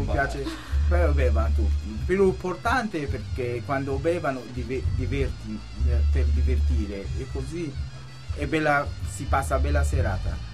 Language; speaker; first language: Italian; non-native, local second language; Kurdish